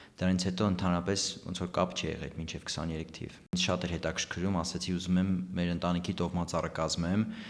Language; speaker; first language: Armenian; early bilingual, heritage; Armenian